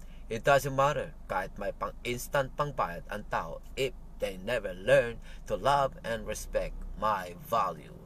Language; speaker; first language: English; non-native, local second language; Filipino